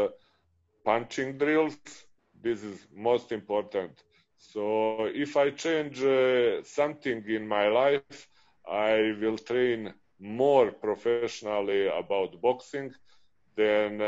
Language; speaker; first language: English; non-native, fluent; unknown